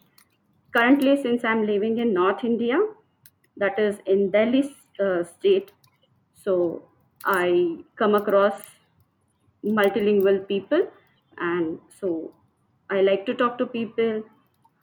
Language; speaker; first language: English; non-native, local second language; Marathi